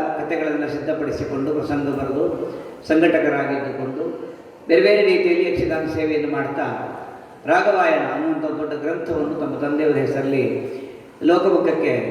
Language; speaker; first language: Kannada; native; Kannada